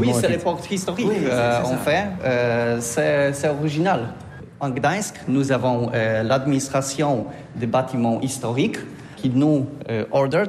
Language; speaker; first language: French; non-native, learner; Polish